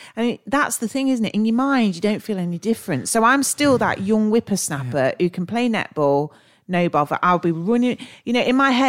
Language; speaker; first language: English; native; English